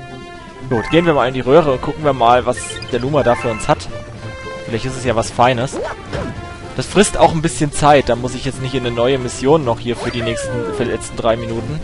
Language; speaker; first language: German; native; German